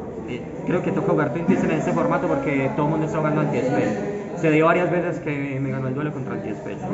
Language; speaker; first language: Spanish; native; Spanish